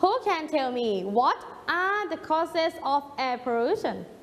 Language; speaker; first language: English; non-native, fluent; Thai